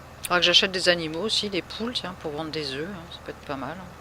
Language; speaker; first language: French; native; French